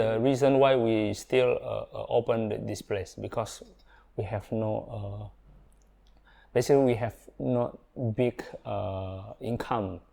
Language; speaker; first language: English; non-native, learner; Indonesian